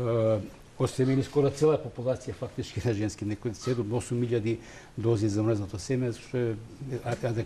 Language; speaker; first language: Macedonian; native; Macedonian